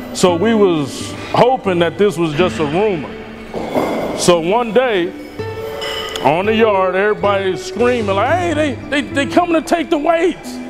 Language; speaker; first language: English; native; English